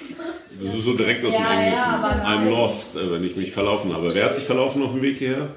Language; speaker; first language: German; native; German